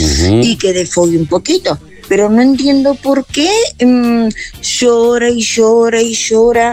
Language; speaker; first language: Spanish; native; Spanish